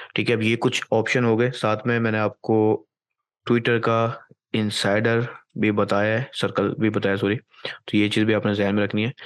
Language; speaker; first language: Urdu; native; Urdu